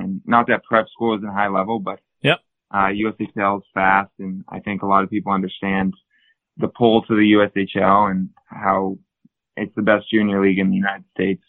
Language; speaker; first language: English; native; English